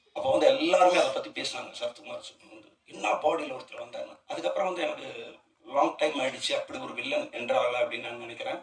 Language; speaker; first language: Tamil; native; Tamil